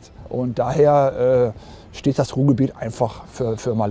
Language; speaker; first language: German; native; German